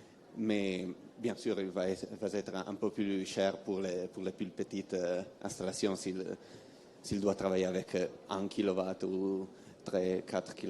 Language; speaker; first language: French; non-native, fluent; Italian